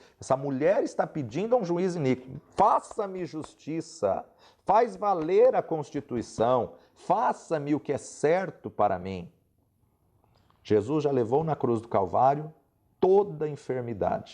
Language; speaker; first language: Portuguese; native; Portuguese